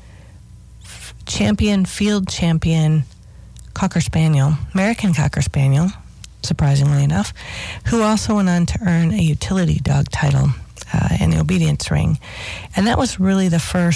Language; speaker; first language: English; native; English